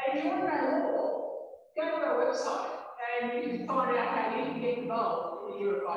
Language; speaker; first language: English; native; English